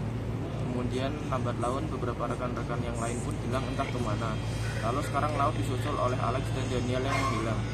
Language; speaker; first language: Indonesian; native; Indonesian